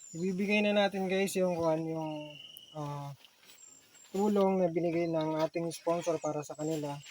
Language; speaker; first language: Filipino; non-native, local second language; Chavacano